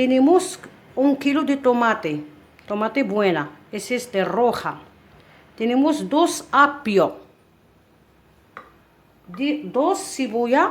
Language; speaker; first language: Spanish; non-native, learner; Arabic